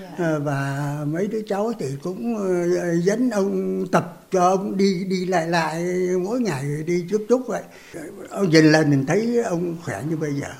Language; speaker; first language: Vietnamese; native; Vietnamese